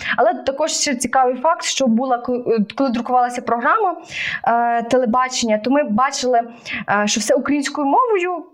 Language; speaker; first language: Ukrainian; native; Ukrainian